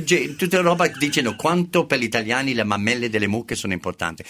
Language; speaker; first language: Italian; non-native, fluent; English